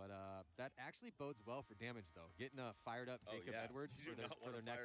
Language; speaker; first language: English; native; English